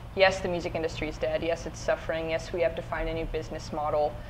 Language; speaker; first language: English; native; English